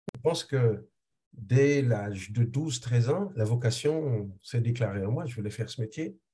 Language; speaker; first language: French; non-native, local second language; Haitian Creole